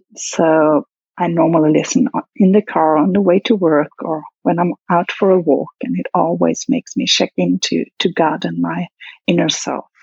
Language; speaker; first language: English; non-native, fluent; Swedish